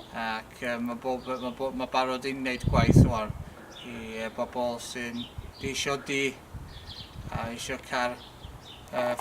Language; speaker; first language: Welsh; non-native, local second language; English